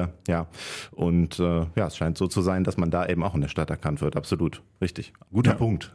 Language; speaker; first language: German; native; German